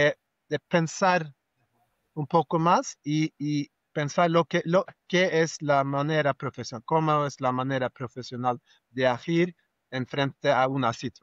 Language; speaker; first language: Spanish; non-native, fluent; Norwegian